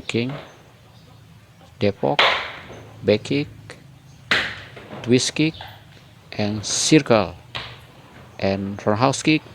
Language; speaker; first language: English; non-native, learner; Indonesian